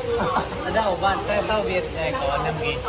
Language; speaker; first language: Vietnamese; non-native, learner; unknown